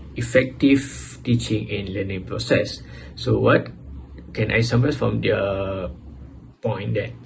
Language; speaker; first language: English; non-native, local second language; Malay